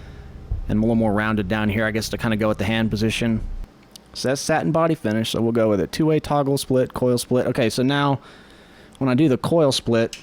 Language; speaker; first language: English; native; English